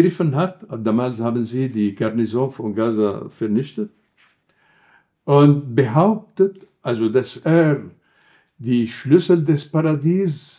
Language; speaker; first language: German; non-native, fluent; Arabic